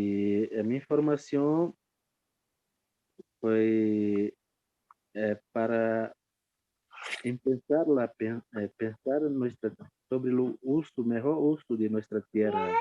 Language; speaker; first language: Spanish; non-native, fluent; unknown